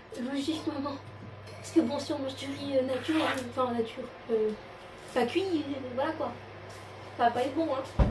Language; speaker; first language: French; native; French